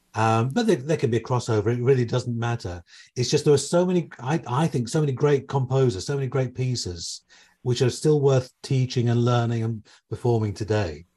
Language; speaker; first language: English; native; English